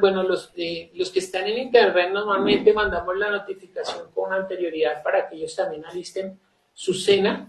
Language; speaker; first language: Spanish; native; Spanish